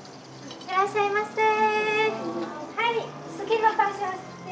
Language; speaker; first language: Japanese; non-native, learner; Chinese